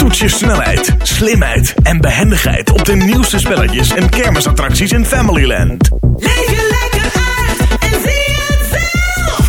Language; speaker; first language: Dutch; native; Dutch